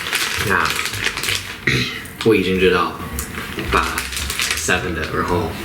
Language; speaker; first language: Chinese; non-native, fluent; English